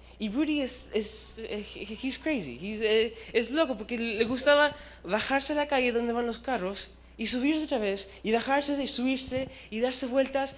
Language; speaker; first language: Spanish; early bilingual, heritage; Spanish